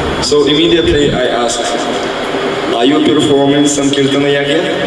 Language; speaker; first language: English; non-native, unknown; Russian